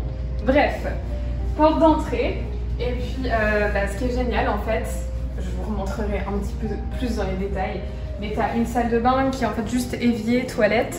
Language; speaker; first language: French; native; French